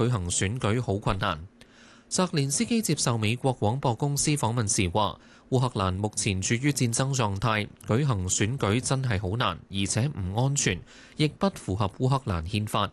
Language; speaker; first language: Chinese; non-native, local second language; Cantonese